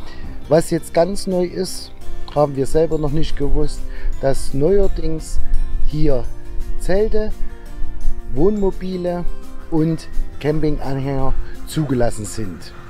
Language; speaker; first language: German; native; German